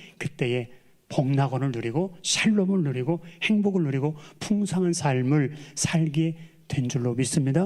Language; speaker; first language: Korean; native; Korean